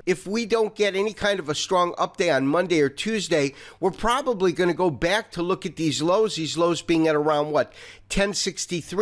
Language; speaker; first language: English; native; English